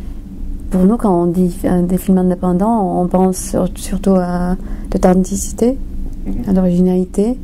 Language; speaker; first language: French; non-native, fluent; Romanian